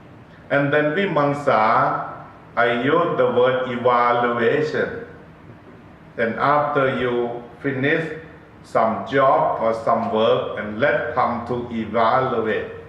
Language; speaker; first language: English; non-native, learner; Thai